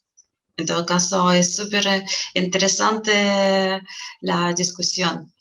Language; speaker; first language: Spanish; non-native, fluent; Russian